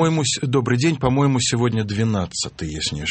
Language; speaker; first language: Russian; native; Russian